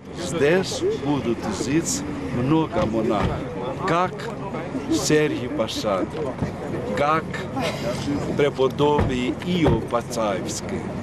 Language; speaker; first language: Russian; non-native, learner; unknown